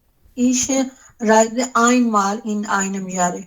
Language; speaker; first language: German; non-native, learner; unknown